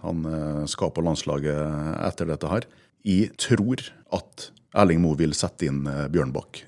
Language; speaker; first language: Norwegian; native; Norwegian